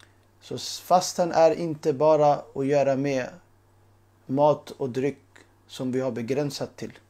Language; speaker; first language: Swedish; early bilingual, other home language; Urdu